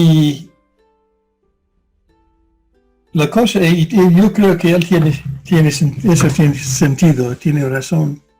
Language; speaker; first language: Spanish; non-native, fluent; English